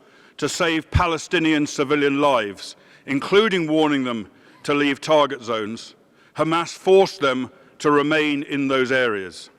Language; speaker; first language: English; native; English